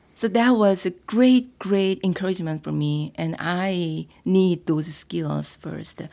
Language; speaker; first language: English; non-native, fluent; Korean